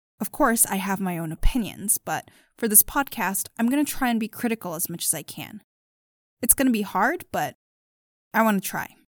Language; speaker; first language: English; early bilingual, other home language; Japanese